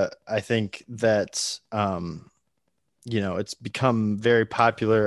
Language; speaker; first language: English; native; English